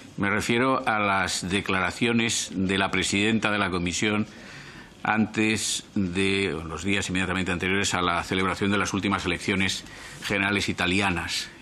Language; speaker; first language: Spanish; native; Spanish